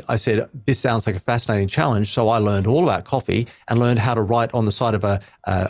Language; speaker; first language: English; native; English